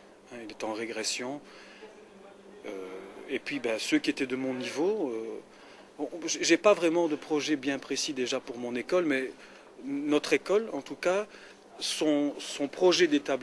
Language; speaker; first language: French; native; French